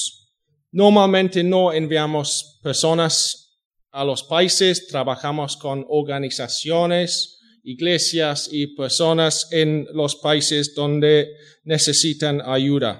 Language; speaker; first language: Spanish; non-native, fluent; English